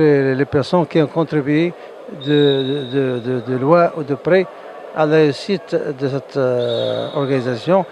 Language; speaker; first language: French; non-native, local second language; Arabic